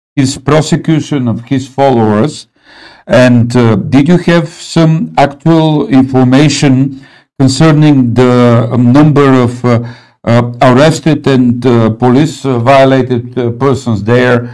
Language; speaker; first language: English; non-native, learner; Bulgarian